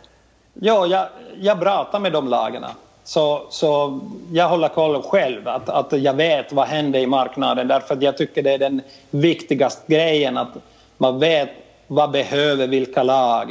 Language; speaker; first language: Swedish; non-native, fluent; Finnish